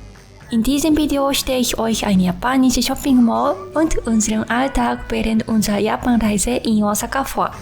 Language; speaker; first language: German; non-native, fluent; Japanese